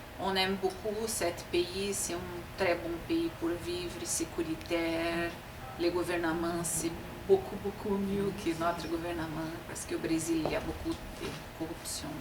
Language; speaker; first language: French; non-native, learner; Portuguese